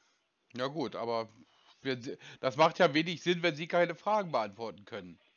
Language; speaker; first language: German; native; German